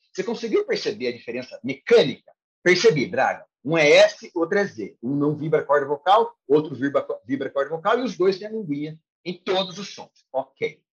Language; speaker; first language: Portuguese; native; Portuguese